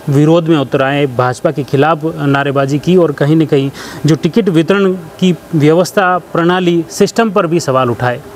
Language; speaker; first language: Hindi; native; Hindi